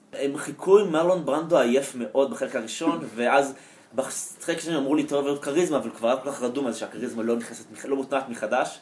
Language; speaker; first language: Hebrew; native; Hebrew